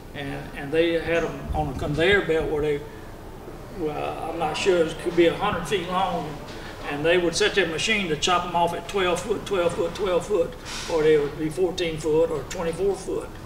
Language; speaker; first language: English; native; English